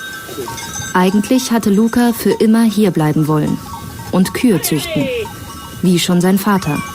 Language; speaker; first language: German; native; German